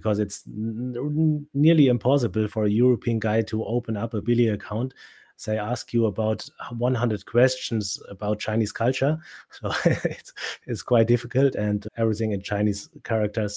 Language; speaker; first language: English; non-native, fluent; German